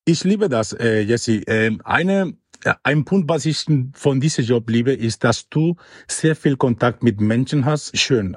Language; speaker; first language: German; non-native, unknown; Spanish